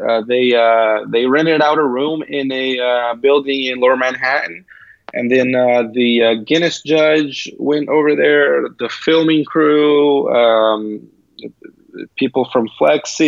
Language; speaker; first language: English; early bilingual, other home language; Portuguese